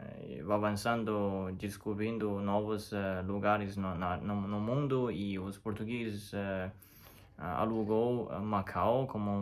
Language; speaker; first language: Portuguese; non-native, learner; Chinese